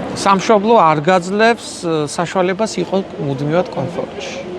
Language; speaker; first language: Georgian; native; Georgian